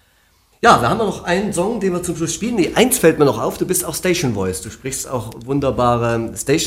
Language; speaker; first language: German; native; German